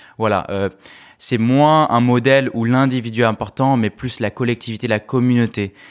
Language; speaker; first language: French; non-native, fluent; Korean